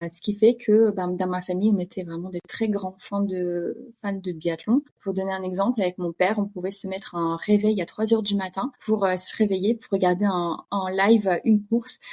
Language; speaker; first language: French; non-native, fluent; Russian